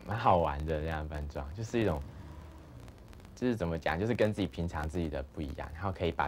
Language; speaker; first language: Chinese; native; Chinese